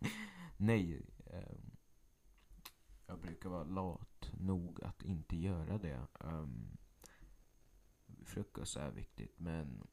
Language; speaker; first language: Swedish; early bilingual, other home language; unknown